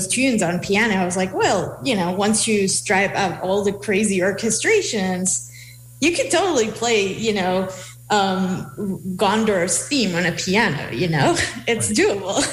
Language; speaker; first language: English; non-native, fluent; Hebrew